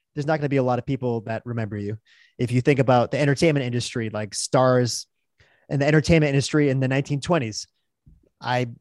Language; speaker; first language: English; native; English